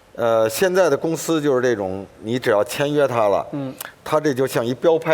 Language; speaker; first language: Chinese; native; Chinese